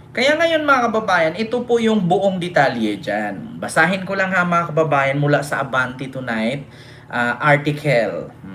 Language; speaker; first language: Filipino; non-native, local second language; Cebuano